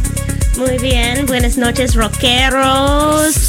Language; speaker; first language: Spanish; non-native, fluent; English